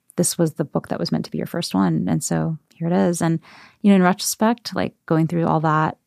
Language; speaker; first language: English; native; English